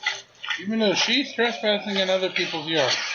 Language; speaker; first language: English; native; English